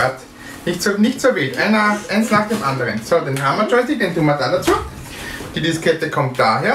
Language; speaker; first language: German; native; German